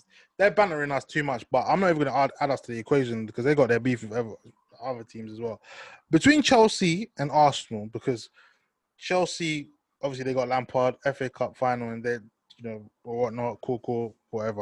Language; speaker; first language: English; native; English